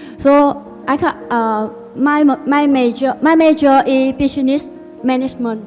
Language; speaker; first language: English; non-native, learner; Vietnamese